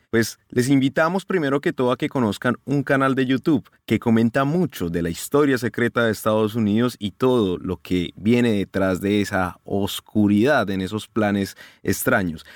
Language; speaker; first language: Spanish; native; Spanish